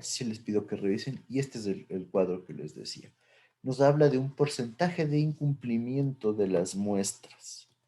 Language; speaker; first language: Spanish; native; Spanish